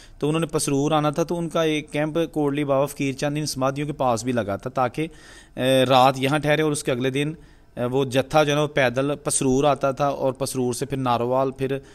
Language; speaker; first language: Urdu; non-native, local second language; Punjabi